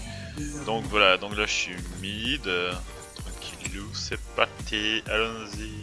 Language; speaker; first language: French; native; French